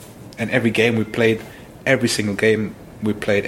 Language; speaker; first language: English; non-native, local second language; Afrikaans